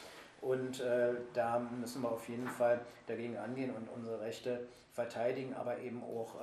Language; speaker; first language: German; native; German